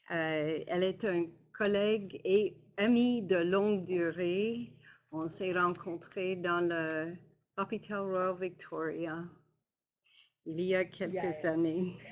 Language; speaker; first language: French; non-native, local second language; English